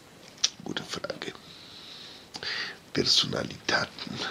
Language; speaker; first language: German; non-native, learner; English